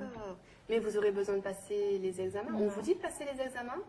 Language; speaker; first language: French; native; French